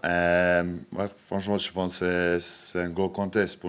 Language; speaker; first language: French; non-native, fluent; English